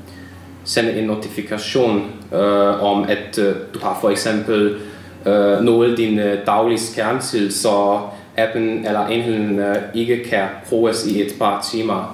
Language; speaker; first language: Danish; non-native, learner; Hungarian